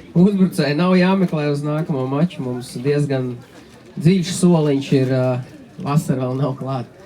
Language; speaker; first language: Latvian; native; Latvian